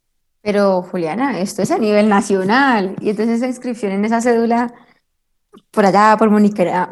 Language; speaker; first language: Spanish; native; Spanish